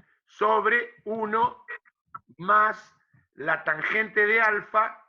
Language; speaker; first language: Spanish; native; Spanish